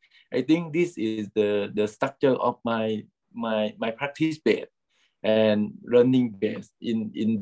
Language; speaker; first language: English; non-native, learner; Thai